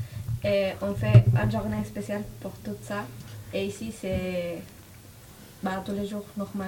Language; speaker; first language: French; non-native, learner; Spanish